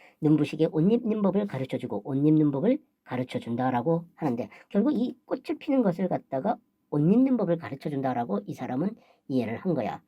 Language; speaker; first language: Korean; native; Korean